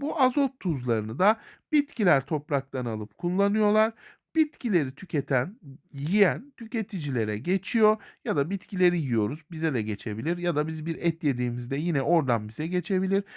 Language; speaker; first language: Turkish; native; Turkish